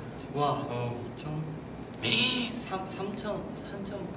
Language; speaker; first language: Korean; non-native, fluent; Japanese